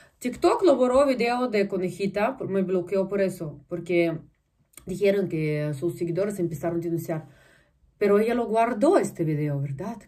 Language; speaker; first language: Spanish; non-native, fluent; Russian